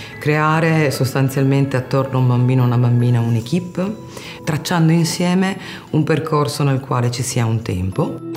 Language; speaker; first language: Italian; native; Italian